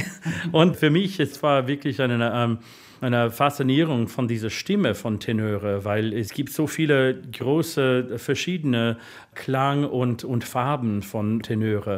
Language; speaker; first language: German; non-native, fluent; English